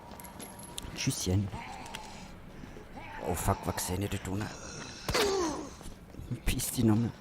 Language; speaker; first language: German; native; German